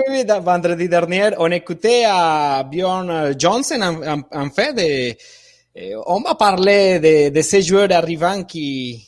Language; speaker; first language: French; non-native, fluent; Spanish